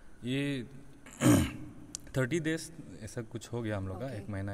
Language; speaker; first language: Hindi; non-native, local second language; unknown